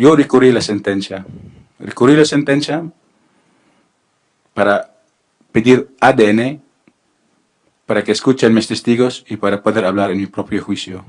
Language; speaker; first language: Spanish; non-native, learner; Filipino